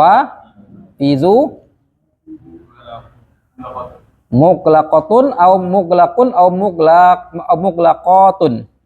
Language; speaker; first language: Arabic; non-native, fluent; Indonesian